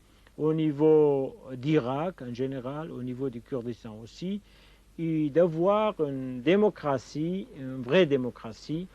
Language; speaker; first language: French; non-native, fluent; Kurdish